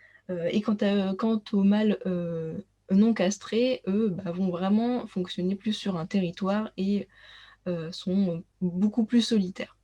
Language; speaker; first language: French; native; French